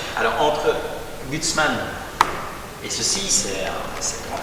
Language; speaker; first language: French; native; French